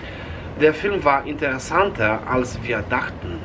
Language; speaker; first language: German; non-native, fluent; Polish